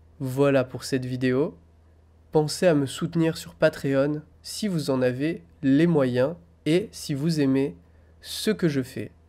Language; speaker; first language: French; native; French